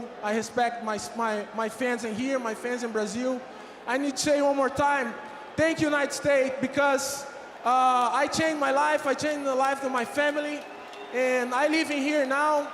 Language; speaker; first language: English; non-native, learner; Portuguese